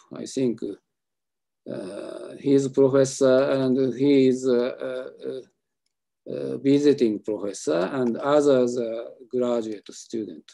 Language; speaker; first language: English; non-native, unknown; Japanese